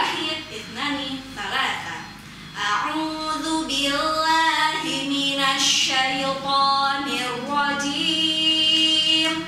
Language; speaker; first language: Arabic; non-native, fluent; Indonesian